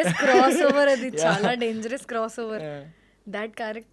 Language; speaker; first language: Telugu; non-native, learner; Hindi